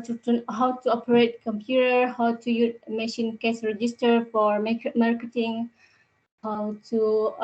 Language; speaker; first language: English; non-native, learner; Indonesian